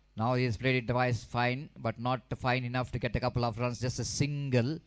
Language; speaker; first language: English; non-native, local second language; Kannada